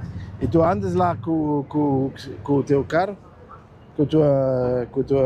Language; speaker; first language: Portuguese; early bilingual, heritage; German